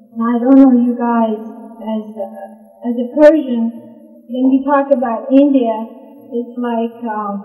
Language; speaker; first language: English; non-native, fluent; Persian